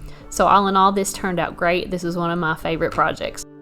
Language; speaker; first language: English; native; English